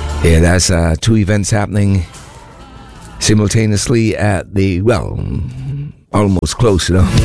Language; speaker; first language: English; native; English